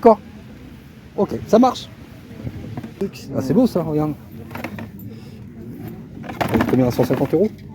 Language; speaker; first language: French; native; French